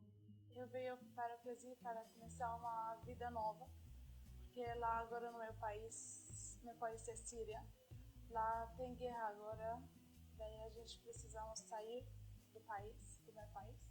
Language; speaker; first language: Portuguese; non-native, learner; Arabic